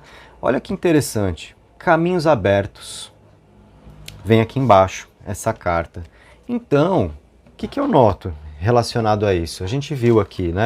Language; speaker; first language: Portuguese; native; Portuguese